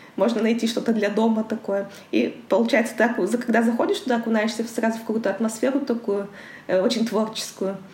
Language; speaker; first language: Russian; native; Russian